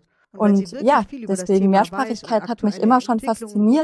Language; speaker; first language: German; native; German